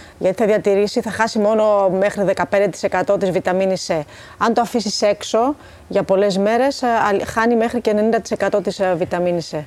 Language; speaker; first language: Greek; native; Greek